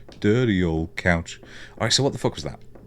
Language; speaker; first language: English; native; English